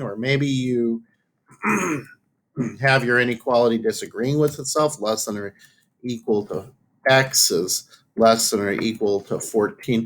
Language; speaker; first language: English; native; English